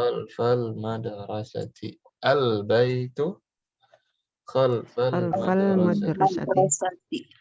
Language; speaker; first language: Arabic; non-native, fluent; Indonesian